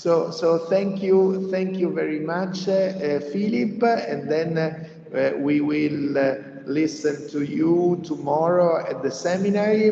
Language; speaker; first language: English; non-native, fluent; Italian